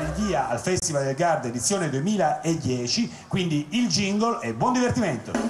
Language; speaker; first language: Italian; native; Italian